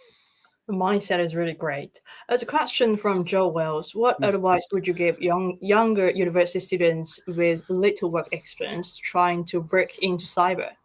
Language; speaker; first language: English; non-native, fluent; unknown